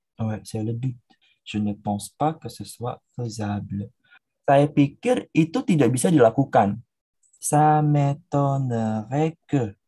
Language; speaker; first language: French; non-native, fluent; Indonesian